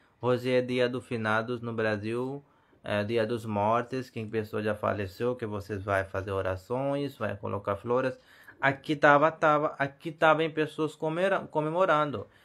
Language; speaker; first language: Portuguese; non-native, learner; Hindi